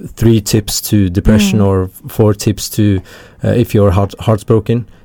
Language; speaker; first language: English; early bilingual, heritage; Tamil